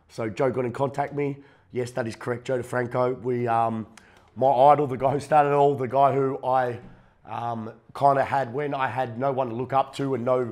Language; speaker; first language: English; native; English